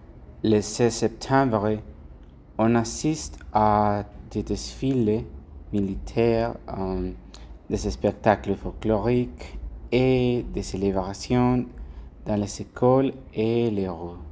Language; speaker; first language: French; non-native, learner; Spanish